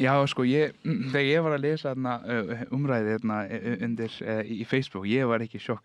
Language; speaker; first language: Icelandic; non-native, learner; Danish